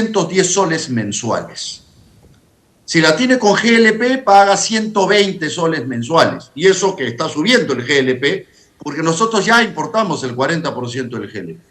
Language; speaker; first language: Spanish; native; Spanish